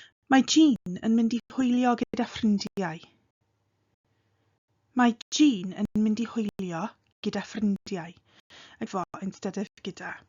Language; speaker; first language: Welsh; non-native, fluent; English